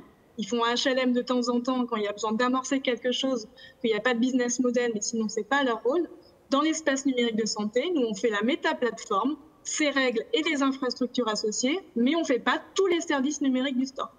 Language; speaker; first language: French; native; French